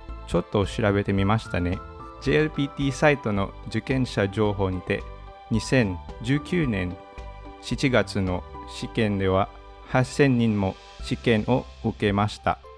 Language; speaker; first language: Japanese; non-native, fluent; Filipino